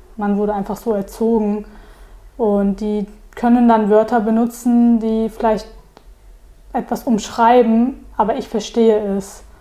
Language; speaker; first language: German; early bilingual, other home language; Turkish